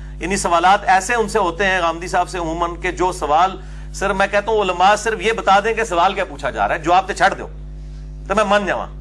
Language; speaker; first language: Urdu; non-native, local second language; Punjabi